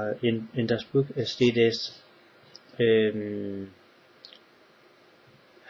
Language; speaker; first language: German; non-native, learner; English